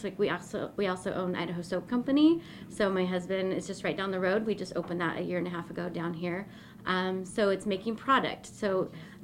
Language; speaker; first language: English; native; English